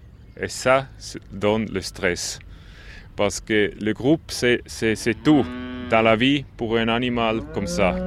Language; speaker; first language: French; non-native, local second language; German